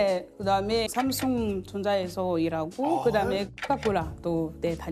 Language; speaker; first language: Korean; non-native, learner; French